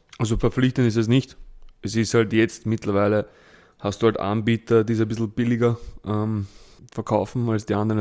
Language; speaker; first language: German; early bilingual, other home language; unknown